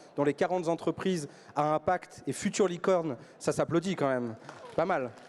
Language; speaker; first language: French; native; French